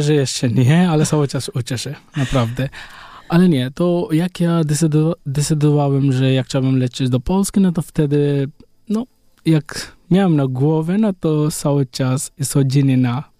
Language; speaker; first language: Polish; non-native, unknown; Hindi